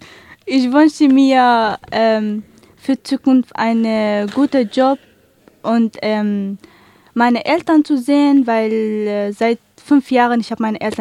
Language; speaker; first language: German; non-native, learner; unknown